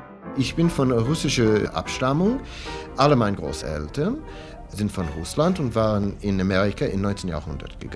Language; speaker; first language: German; non-native, learner; English